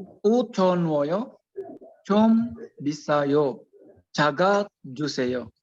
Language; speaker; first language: Korean; non-native, learner; Filipino